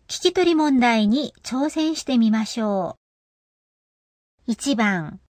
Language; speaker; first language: Japanese; non-native, fluent; Korean